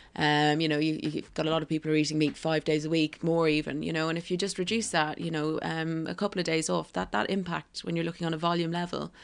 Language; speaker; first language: English; native; English